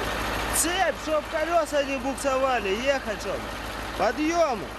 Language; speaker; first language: Russian; native; Russian